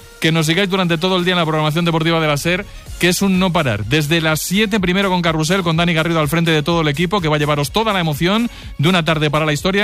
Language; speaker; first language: Spanish; native; Spanish